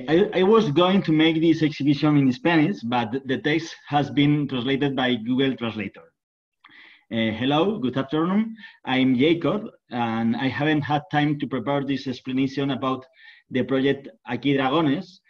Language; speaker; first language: English; non-native, learner; Spanish